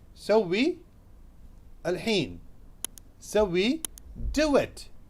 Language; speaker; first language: Arabic; non-native, fluent; Urdu